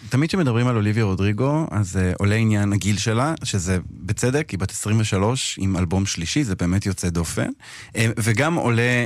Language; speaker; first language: Hebrew; native; Hebrew